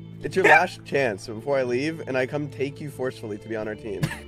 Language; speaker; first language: English; native; English